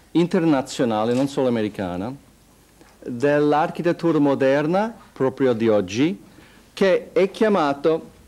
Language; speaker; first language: Italian; non-native, fluent; English